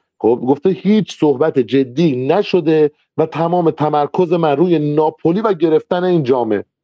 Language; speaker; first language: Persian; native; Persian